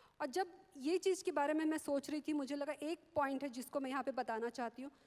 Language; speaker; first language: Hindi; non-native, local second language; Marathi